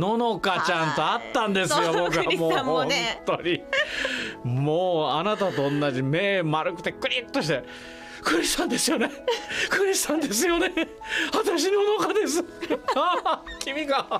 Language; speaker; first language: Japanese; native; Japanese